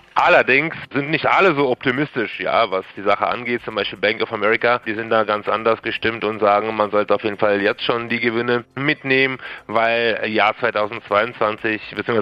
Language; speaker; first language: German; native; German